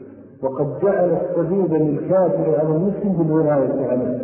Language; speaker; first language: Arabic; native; Arabic